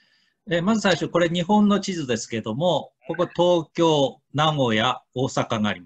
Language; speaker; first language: Japanese; native; Japanese